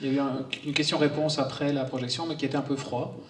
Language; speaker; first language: French; native; French